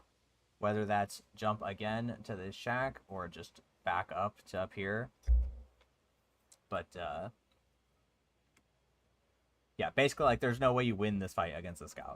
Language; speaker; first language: English; native; English